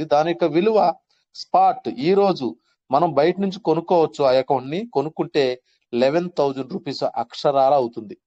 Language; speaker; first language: Telugu; native; Telugu